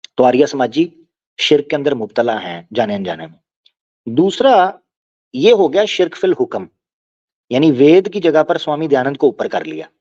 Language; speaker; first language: Urdu; non-native, local second language; Punjabi